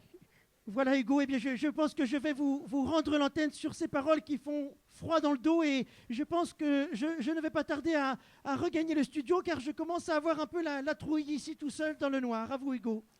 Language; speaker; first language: French; native; French